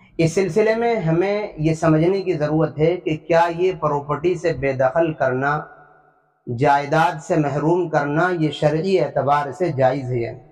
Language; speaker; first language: Urdu; native; Urdu